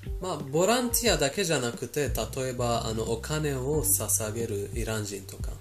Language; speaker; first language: Japanese; non-native, fluent; Persian